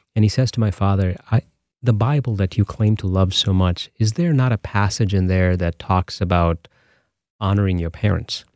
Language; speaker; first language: English; non-native, local second language; Tamil